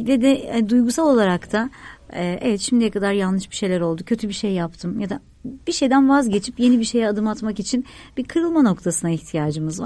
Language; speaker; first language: Turkish; native; Turkish